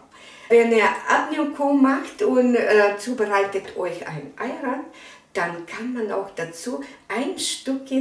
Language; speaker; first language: German; non-native, fluent; Russian